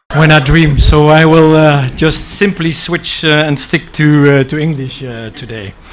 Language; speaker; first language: English; non-native, fluent; Dutch